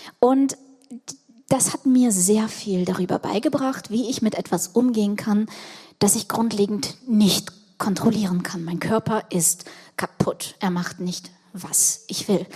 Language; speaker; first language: German; early bilingual, other home language; Russian